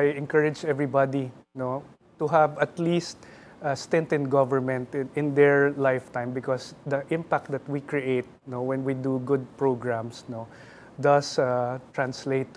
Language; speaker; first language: English; non-native, local second language; Filipino